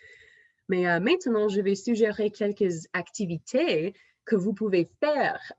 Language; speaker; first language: French; non-native, fluent; English